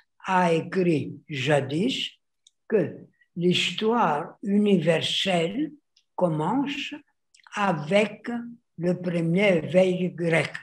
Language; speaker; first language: French; non-native, fluent; Greek